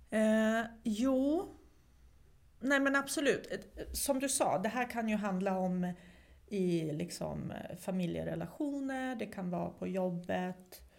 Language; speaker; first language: Swedish; non-native, fluent; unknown